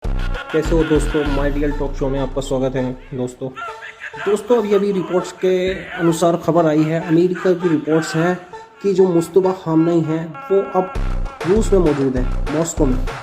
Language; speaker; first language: Hindi; native; Hindi